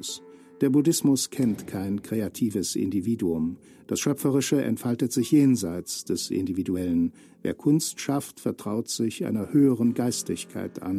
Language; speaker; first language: German; native; German